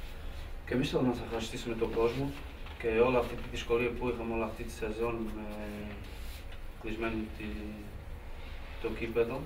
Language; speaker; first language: Greek; non-native, learner; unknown